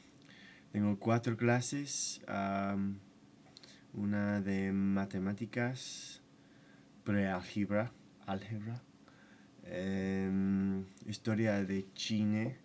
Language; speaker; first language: Spanish; non-native, fluent; English